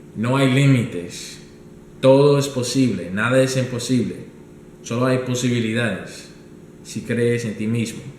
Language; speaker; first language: Spanish; non-native, learner; English